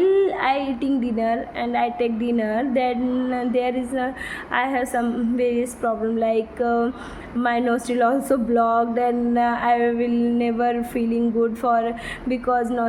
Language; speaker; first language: English; non-native, learner; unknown